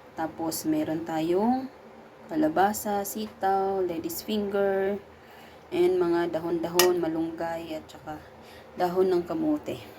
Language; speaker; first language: Filipino; non-native, local second language; Cebuano